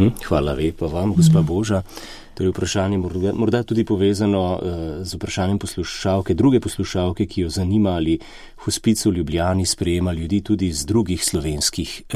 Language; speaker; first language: Slovenian; native; Slovenian